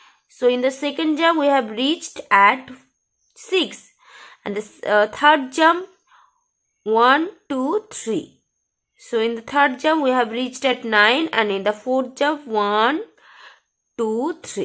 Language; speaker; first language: English; non-native, local second language; Bangla